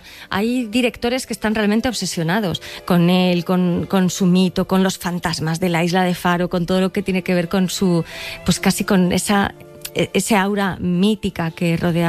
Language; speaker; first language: Spanish; native; Spanish